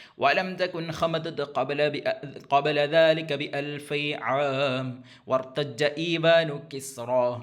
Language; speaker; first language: Arabic; non-native, fluent; Malayalam